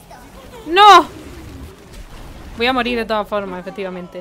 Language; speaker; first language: Spanish; native; Spanish